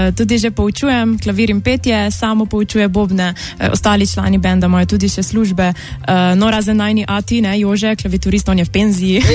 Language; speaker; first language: Slovenian; native; Slovenian